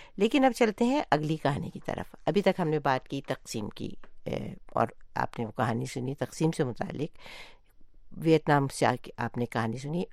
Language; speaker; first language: Urdu; native; Urdu